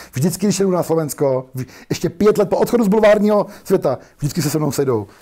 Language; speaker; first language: Czech; native; Czech